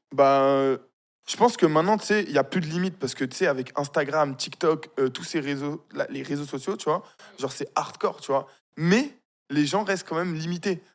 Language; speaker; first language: French; early bilingual, other home language; Arabic